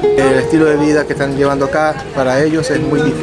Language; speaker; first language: Spanish; native; Spanish